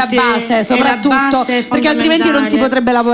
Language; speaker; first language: Italian; native; Italian